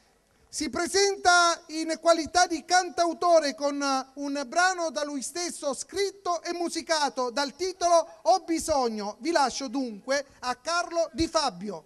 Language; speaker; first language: Italian; native; Italian